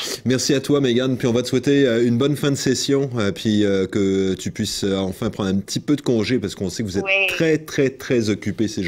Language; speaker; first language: French; native; French